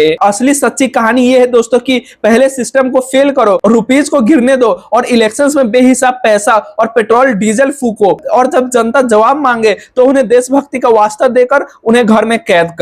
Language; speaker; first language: Hindi; native; Hindi